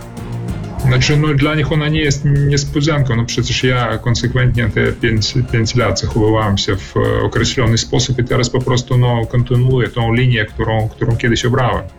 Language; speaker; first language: Polish; early bilingual, heritage; Polish